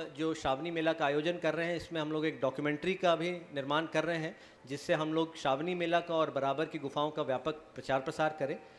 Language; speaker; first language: Hindi; native; Hindi